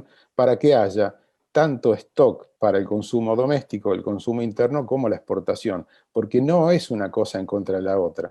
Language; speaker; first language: Spanish; native; Spanish